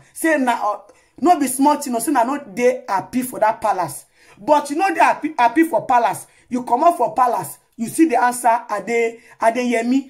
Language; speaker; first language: Nigerian Pidgin; non-native, local second language; Yoruba